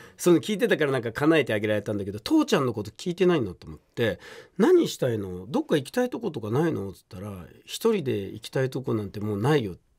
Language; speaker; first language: Japanese; native; Japanese